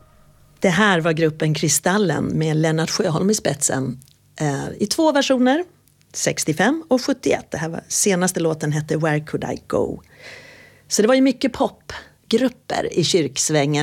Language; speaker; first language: Swedish; native; Swedish